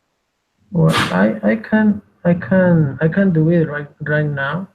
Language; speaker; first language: English; non-native, learner; Spanish